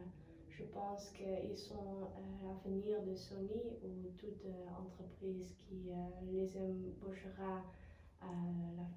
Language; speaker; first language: French; non-native, learner; Dutch